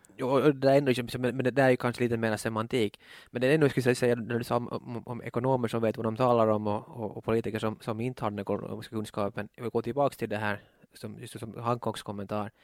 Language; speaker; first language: Swedish; native; Swedish